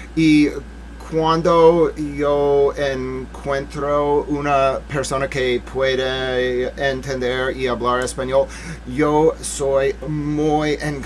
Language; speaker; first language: Spanish; non-native, learner; English